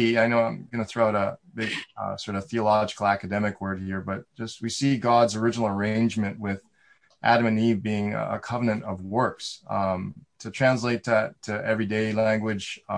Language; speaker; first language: English; native; English